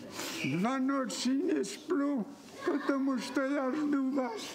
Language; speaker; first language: Russian; non-native, fluent; Polish